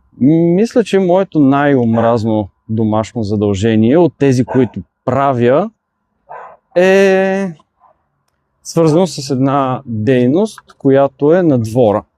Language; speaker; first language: Bulgarian; native; Bulgarian